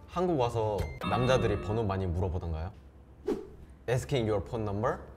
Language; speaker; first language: Korean; native; Korean